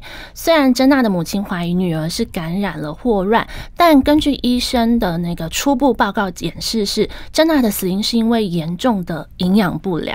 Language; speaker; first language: Chinese; native; Chinese